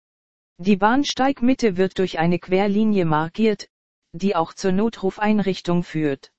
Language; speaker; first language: German; native; German